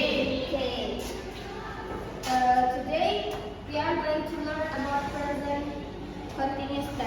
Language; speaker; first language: English; non-native, learner; Indonesian